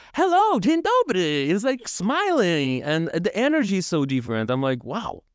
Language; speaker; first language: English; non-native, learner; Russian